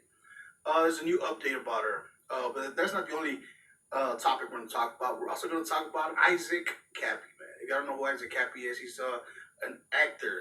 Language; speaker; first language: English; native; English